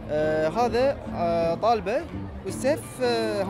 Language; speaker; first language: Arabic; native; Arabic